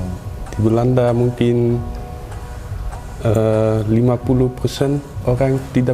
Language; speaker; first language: Indonesian; non-native, learner; Dutch